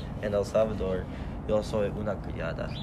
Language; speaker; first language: Spanish; non-native, learner; English